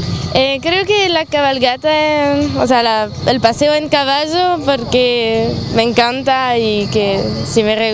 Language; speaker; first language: Spanish; non-native, fluent; French